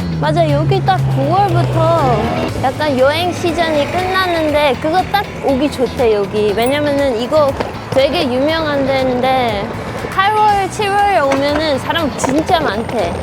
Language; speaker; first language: Korean; non-native, fluent; Dutch